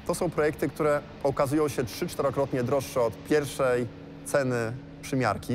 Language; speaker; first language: Polish; native; Polish